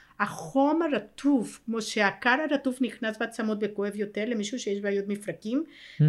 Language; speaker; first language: Hebrew; non-native, fluent; Spanish